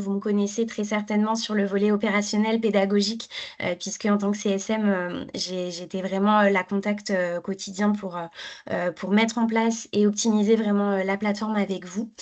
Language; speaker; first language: French; native; French